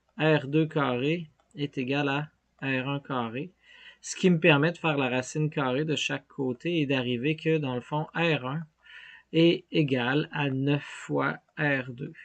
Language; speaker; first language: French; native; French